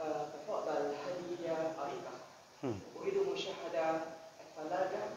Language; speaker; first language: Arabic; non-native, learner; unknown